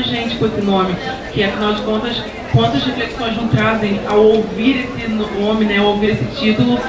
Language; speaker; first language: Portuguese; native; Portuguese